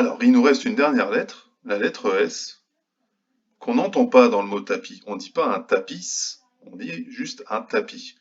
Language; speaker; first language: French; native; French